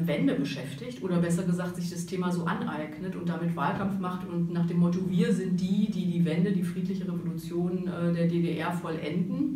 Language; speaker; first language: German; native; German